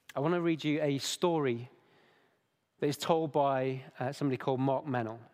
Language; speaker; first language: English; native; English